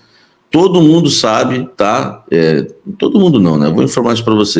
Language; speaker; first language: Portuguese; native; Portuguese